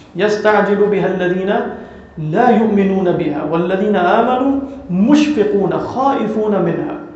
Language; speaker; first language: Arabic; non-native, fluent; Urdu